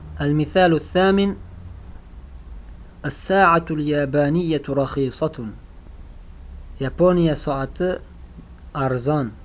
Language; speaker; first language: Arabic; non-native, fluent; Uzbek